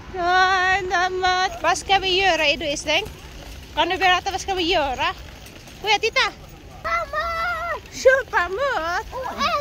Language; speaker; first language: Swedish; non-native, learner; Cebuano